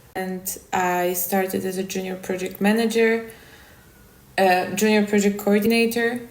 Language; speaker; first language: English; non-native, fluent; Polish